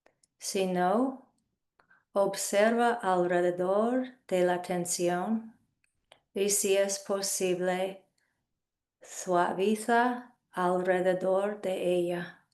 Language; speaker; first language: Spanish; non-native, fluent; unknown